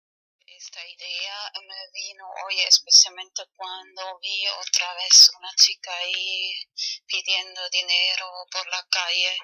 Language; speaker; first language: Spanish; non-native, learner; German